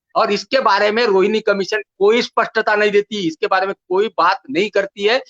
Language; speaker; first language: Hindi; non-native, local second language; Marathi